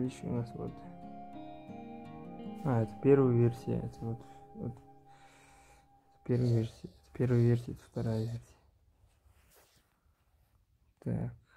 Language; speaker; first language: Russian; non-native, local second language; Kazakh